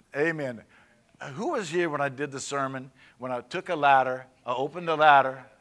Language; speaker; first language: English; native; English